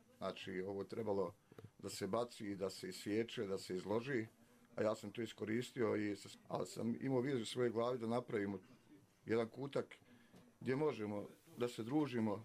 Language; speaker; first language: Serbian; native; Serbian